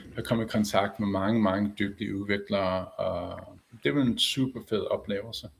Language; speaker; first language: Danish; non-native, fluent; English